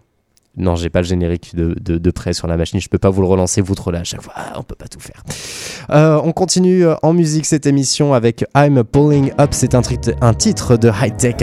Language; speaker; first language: French; native; French